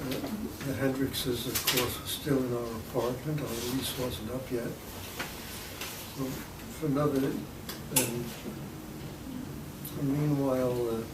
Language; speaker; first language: English; native; English